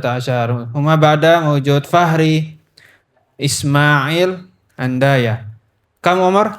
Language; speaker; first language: Arabic; non-native, learner; Indonesian